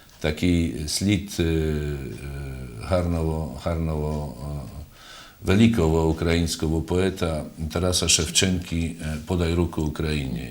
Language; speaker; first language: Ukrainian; non-native, fluent; Polish